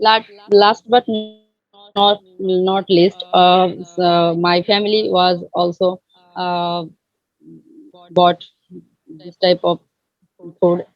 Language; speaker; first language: English; non-native, learner; Bangla